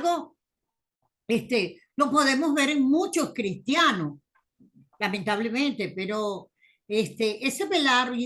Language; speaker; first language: Spanish; native; Spanish